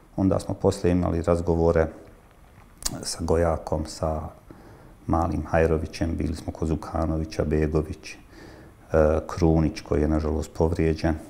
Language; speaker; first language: Croatian; native; Croatian